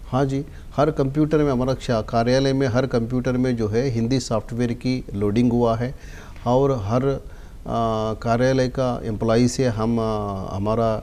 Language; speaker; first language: Hindi; non-native, local second language; Telugu